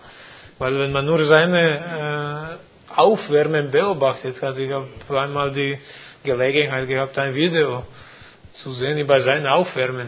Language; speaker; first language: German; non-native, fluent; Croatian